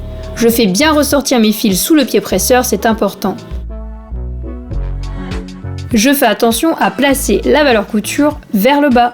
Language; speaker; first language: French; native; French